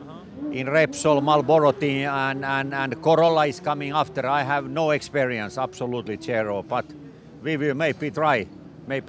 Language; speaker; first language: English; non-native, learner; Finnish